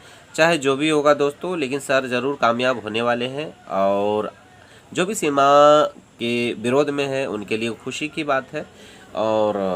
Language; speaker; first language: Hindi; native; Hindi